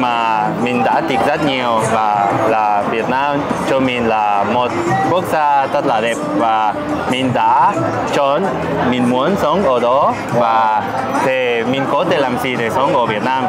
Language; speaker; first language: Vietnamese; non-native, learner; Spanish